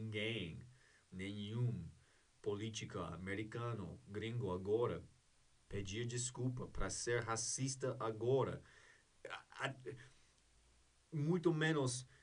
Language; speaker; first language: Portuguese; non-native, learner; English